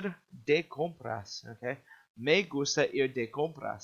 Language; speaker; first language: Spanish; non-native, learner; English